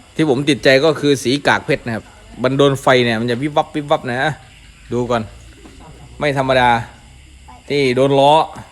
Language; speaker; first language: Thai; native; Thai